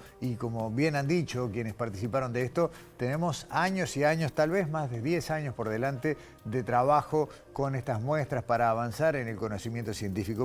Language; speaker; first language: Spanish; native; Spanish